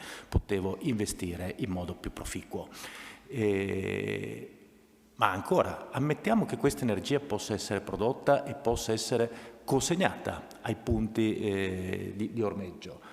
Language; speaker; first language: Italian; native; Italian